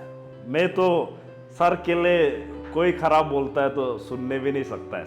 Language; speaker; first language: Hindi; non-native, local second language; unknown